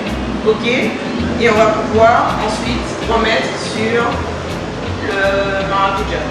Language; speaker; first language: French; native; French